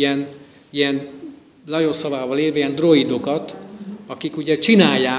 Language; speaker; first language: Hungarian; native; Hungarian